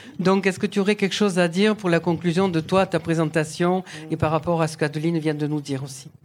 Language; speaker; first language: French; native; French